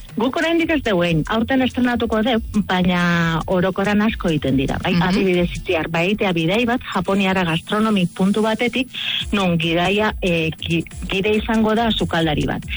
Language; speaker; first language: Basque; native; Basque